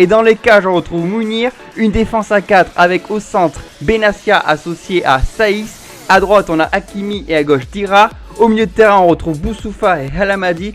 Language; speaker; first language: French; native; French